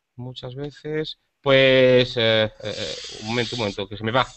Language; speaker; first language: Spanish; native; Spanish